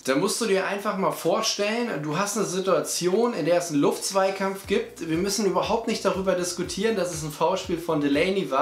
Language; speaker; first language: German; native; German